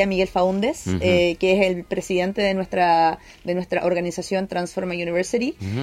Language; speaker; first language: Spanish; native; Spanish